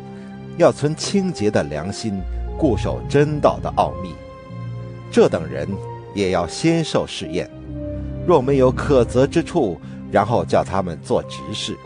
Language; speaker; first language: Chinese; native; Chinese